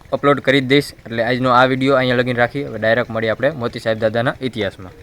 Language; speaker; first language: Gujarati; native; Gujarati